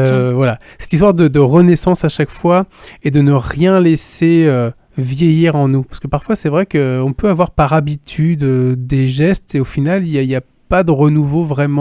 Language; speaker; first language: French; native; French